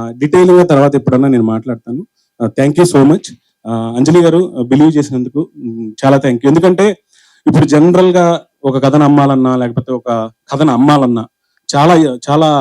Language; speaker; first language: Telugu; native; Telugu